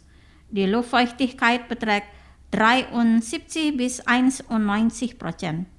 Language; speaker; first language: German; non-native, fluent; Indonesian